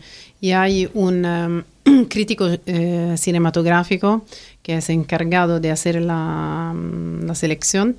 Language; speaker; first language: Spanish; non-native, fluent; Italian